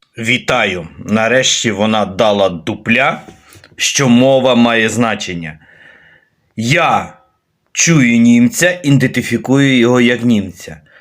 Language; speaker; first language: Ukrainian; native; Ukrainian